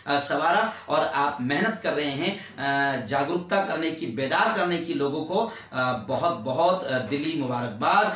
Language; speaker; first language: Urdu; native; Urdu